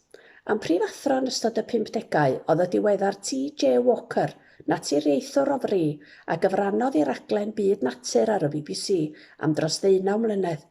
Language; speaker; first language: Welsh; native; Welsh